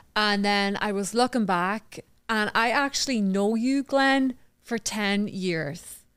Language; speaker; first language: English; native; English